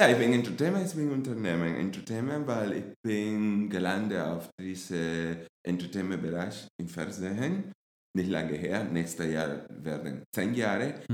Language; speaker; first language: German; non-native, fluent; Spanish